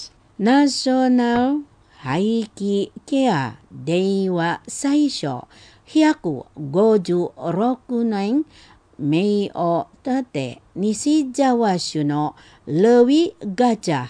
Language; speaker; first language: Japanese; non-native, fluent; Indonesian